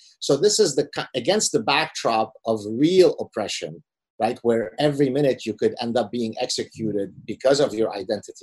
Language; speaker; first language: English; early bilingual, other home language; Arabic